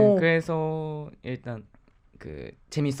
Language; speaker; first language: Korean; non-native, fluent; Japanese